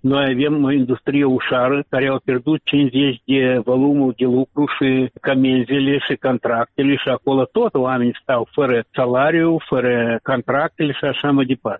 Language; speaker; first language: Romanian; non-native, local second language; Russian